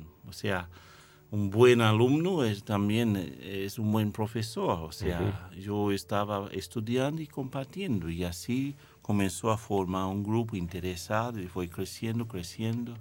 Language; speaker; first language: Spanish; non-native, fluent; English